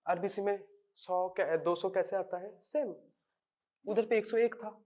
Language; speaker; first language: Hindi; non-native, local second language; Bangla